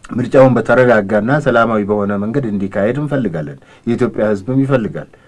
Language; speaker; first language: Amharic; non-native, local second language; Oromo